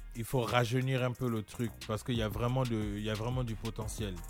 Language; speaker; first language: French; native; French